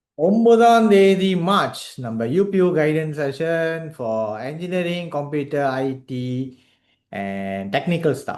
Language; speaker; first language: Tamil; native; Tamil